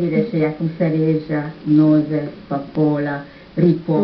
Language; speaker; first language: Portuguese; non-native, learner; German